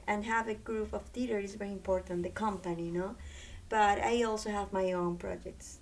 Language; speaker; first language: English; non-native, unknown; Spanish